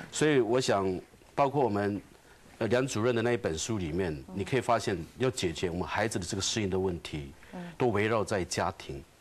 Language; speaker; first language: Chinese; native; Chinese